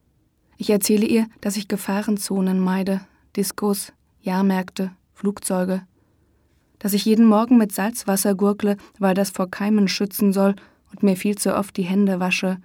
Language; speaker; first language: German; native; German